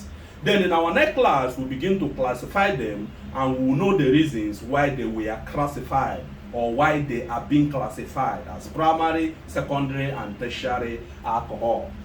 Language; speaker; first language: English; non-native, local second language; Igbo